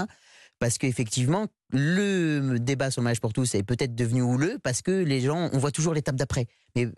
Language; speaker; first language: French; native; French